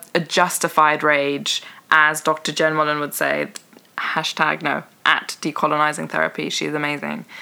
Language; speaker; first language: English; early bilingual, other home language; Persian